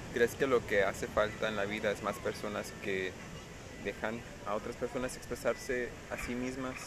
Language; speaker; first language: Spanish; early bilingual, heritage; Spanish